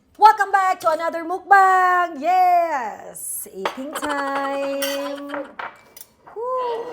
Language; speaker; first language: English; non-native, local second language; Filipino